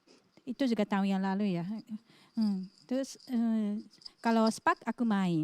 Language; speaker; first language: Indonesian; non-native, fluent; Japanese